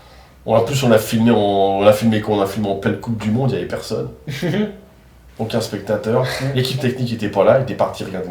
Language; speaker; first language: French; native; French